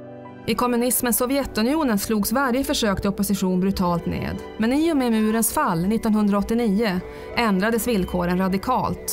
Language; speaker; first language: Swedish; native; Swedish